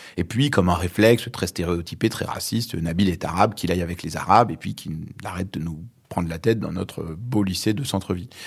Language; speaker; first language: French; early bilingual, other home language; Arabic